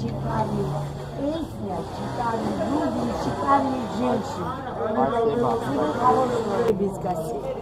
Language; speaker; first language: Russian; non-native, learner; Georgian